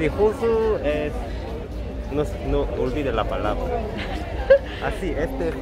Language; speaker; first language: Spanish; non-native, learner; Korean